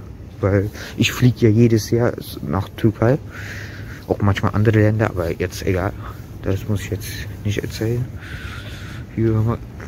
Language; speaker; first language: German; early bilingual, other home language; Turkish